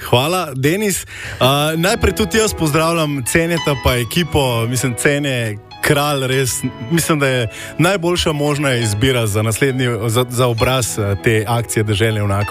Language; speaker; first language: Slovenian; native; Slovenian